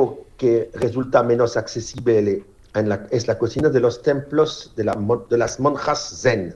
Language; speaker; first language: Spanish; non-native, fluent; French